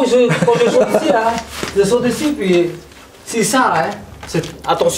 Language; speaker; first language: French; early bilingual, heritage; Vietnamese